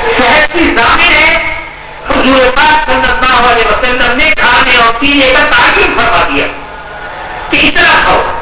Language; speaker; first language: Urdu; non-native, local second language; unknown